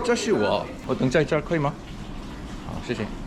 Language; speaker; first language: Chinese; non-native, learner; Korean